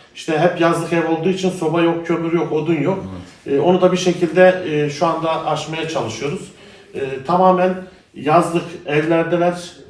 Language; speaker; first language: Turkish; native; Turkish